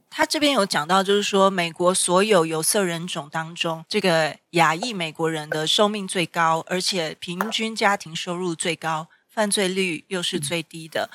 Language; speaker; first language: Chinese; native; Chinese